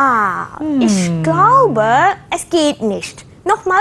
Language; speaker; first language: German; non-native, fluent; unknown